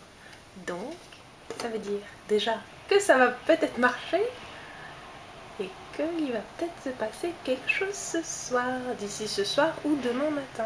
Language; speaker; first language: French; native; French